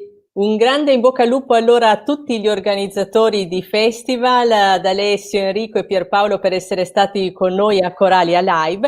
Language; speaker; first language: Italian; native; Italian